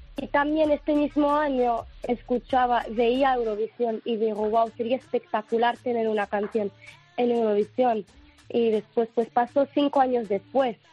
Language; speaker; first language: Spanish; non-native, fluent; Arabic